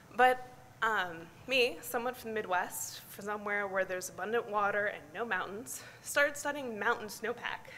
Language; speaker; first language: English; native; English